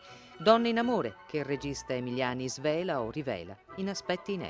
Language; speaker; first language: Italian; native; Italian